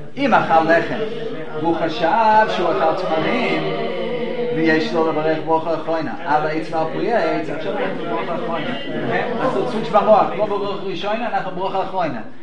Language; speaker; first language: Hebrew; non-native, fluent; English